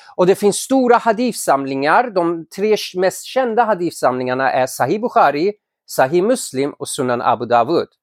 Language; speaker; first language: Swedish; non-native, fluent; Persian